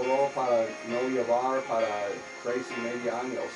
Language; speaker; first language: Spanish; non-native, learner; English